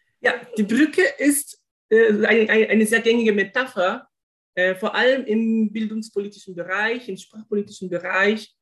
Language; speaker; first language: German; non-native, fluent; Portuguese